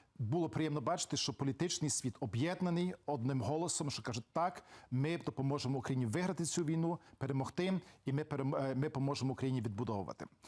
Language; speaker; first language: Ukrainian; early bilingual, heritage; Ukrainian